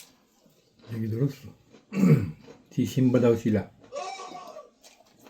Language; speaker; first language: Filipino; native; Filipino